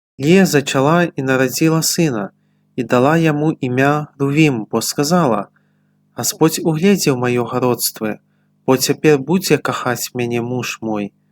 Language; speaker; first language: Belarusian; native; Belarusian